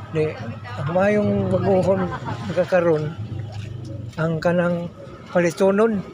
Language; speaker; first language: Cebuano; native; Cebuano